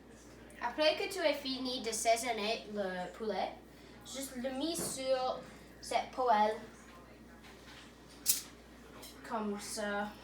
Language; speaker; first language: French; non-native, learner; English